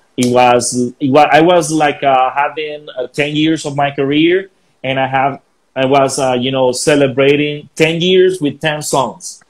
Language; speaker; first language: English; non-native, fluent; Spanish